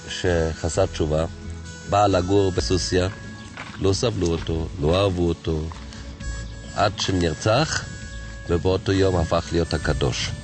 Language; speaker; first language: Hebrew; non-native, fluent; German